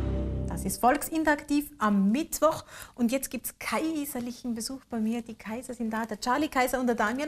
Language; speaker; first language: German; native; German